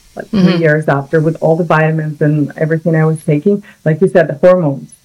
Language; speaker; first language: English; non-native, fluent; Russian